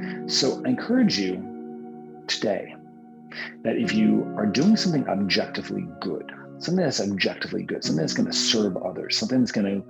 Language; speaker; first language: English; native; English